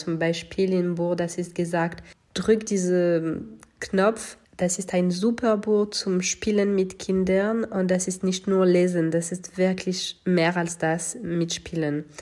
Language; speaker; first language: German; non-native, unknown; French